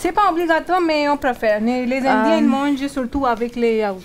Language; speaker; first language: French; non-native, learner; Hindi